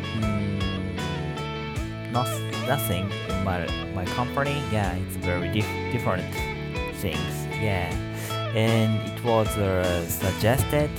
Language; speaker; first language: English; non-native, learner; Japanese